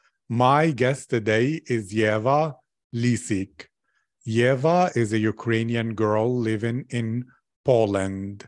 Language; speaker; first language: English; non-native, fluent; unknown